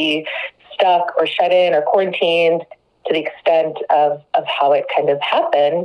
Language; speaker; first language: English; native; English